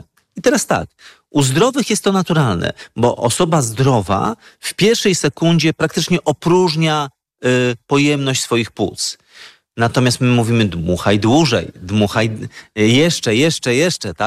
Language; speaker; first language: Polish; native; Polish